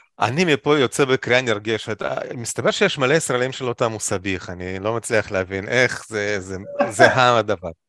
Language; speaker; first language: Hebrew; non-native, fluent; Russian